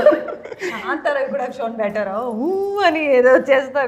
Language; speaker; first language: Telugu; non-native, learner; Kannada